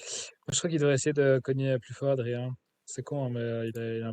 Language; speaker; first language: French; native; French